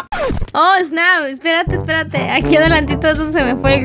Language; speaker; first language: Spanish; native; Spanish